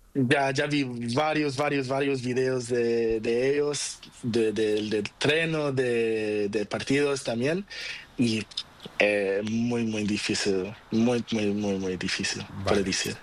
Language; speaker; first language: Spanish; non-native, learner; Portuguese